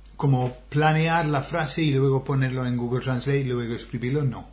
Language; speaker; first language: Spanish; non-native, fluent; English